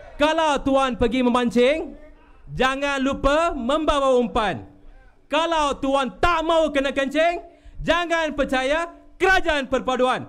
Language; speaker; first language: Malay; non-native, local second language; Tamil